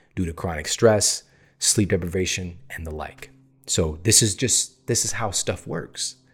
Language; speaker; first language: English; native; English